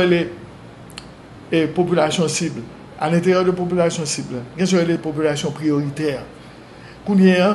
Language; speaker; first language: French; non-native, local second language; Haitian Creole